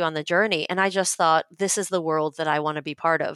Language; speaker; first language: English; native; English